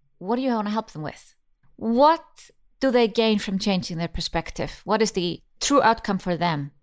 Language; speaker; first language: English; non-native, fluent; Icelandic